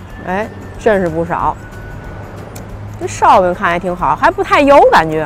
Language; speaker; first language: Chinese; native; Chinese